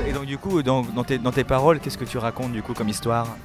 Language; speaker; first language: French; native; French